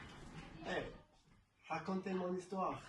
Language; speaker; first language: French; non-native, learner; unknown